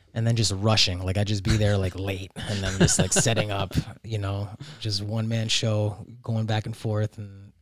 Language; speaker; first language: English; native; English